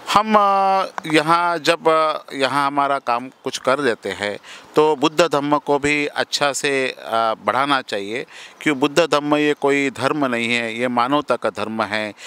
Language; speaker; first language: Hindi; non-native, local second language; Marathi